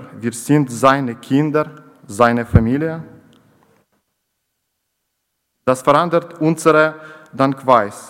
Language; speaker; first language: German; non-native, learner; Ukrainian